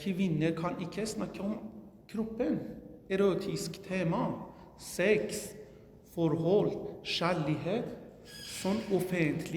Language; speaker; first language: Norwegian; non-native, learner; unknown